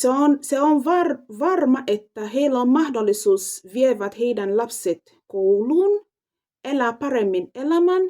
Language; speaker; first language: Finnish; non-native, fluent; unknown